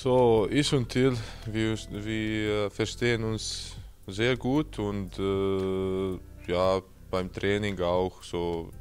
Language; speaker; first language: German; non-native, fluent; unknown